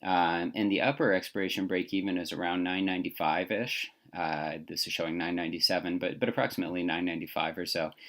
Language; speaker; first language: English; native; English